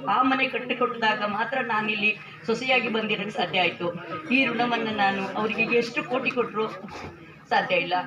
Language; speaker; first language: Kannada; native; Kannada